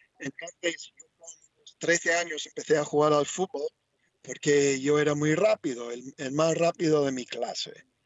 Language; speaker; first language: Spanish; non-native, fluent; English